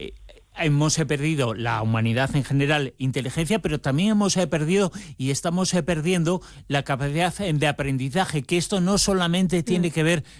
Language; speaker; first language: Spanish; native; Spanish